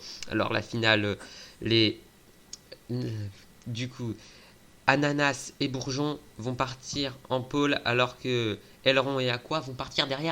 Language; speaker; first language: French; native; French